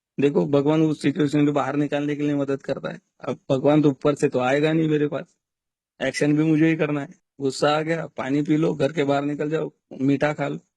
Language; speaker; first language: Hindi; non-native, local second language; Marathi